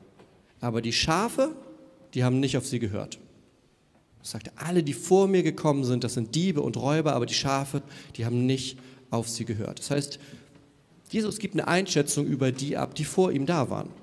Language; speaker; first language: German; native; German